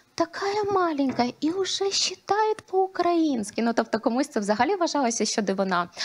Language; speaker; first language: Ukrainian; non-native, local second language; Russian